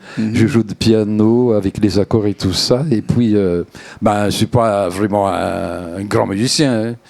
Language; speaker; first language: French; non-native, local second language; Malagasy